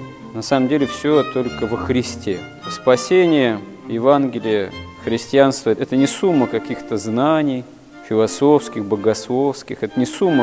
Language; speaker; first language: Russian; native; Russian